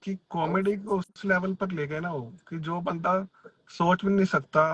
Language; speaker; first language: Hindi; non-native, local second language; Punjabi